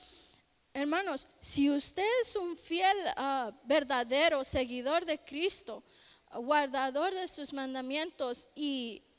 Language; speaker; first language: Spanish; native; Spanish